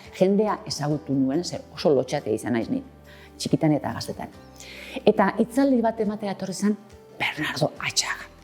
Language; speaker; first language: Basque; native; Basque